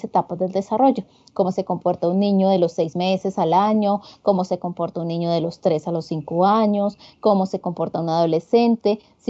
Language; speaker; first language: Spanish; native; Spanish